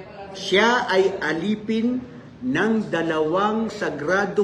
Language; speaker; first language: Filipino; non-native, local second language; Maranao